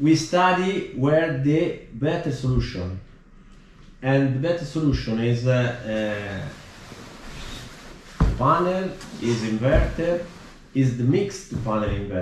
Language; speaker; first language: English; non-native, learner; Italian